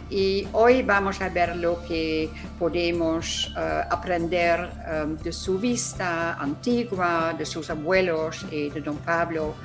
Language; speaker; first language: Spanish; non-native, fluent; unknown